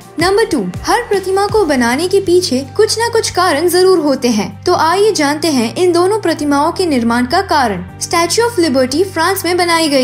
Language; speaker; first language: Hindi; native; Hindi